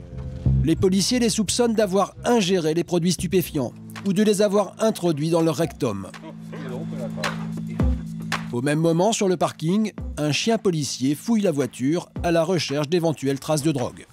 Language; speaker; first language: French; native; French